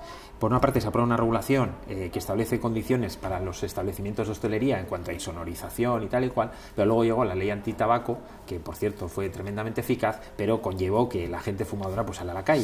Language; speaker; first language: Spanish; native; Spanish